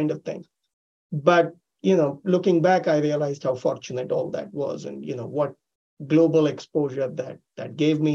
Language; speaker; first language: English; non-native, local second language; Hindi